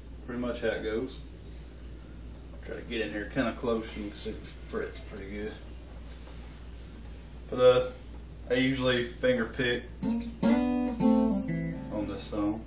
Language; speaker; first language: English; native; English